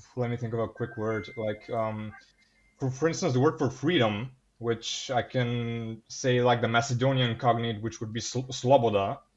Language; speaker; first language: English; non-native, fluent; Bulgarian